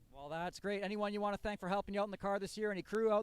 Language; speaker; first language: English; native; English